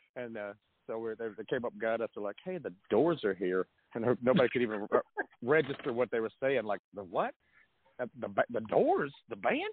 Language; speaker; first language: English; native; English